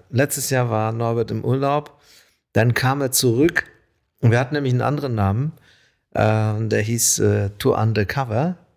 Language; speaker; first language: German; early bilingual, other home language; Polish